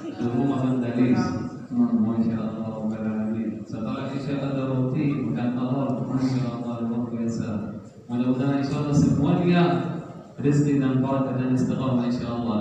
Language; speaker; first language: Indonesian; non-native, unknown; Arabic